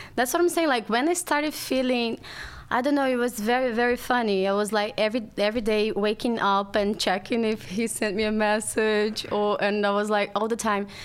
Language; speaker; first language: English; non-native, learner; Portuguese